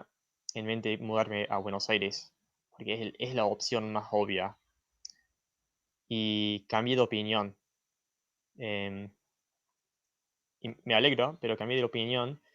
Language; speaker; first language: Spanish; non-native, fluent; English